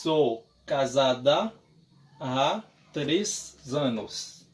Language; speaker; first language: Portuguese; non-native, learner; Haitian Creole